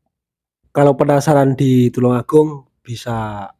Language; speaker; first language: Indonesian; non-native, local second language; Javanese